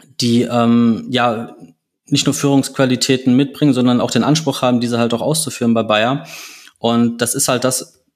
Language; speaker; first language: German; native; German